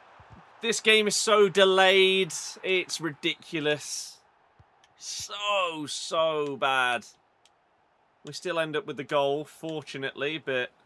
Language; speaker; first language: English; native; English